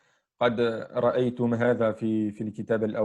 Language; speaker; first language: Arabic; non-native, fluent; French